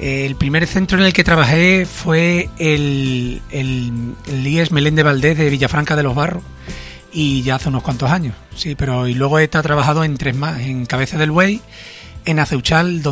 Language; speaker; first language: Spanish; native; Spanish